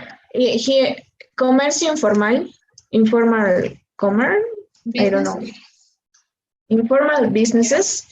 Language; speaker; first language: English; non-native, learner; Spanish